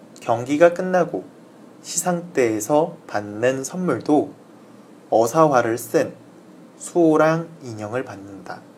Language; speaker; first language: Korean; native; Korean